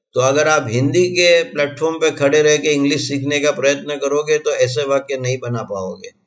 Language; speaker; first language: Hindi; non-native, local second language; Gujarati